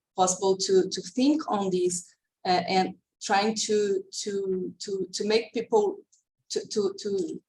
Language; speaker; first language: English; non-native, fluent; Portuguese